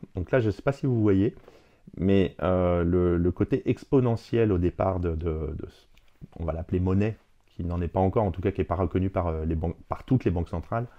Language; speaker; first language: French; native; French